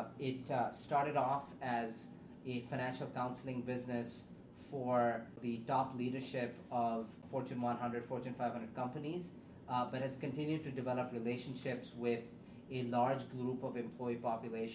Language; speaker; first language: English; non-native, local second language; Urdu